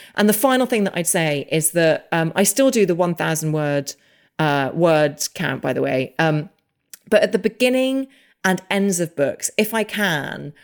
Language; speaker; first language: English; native; English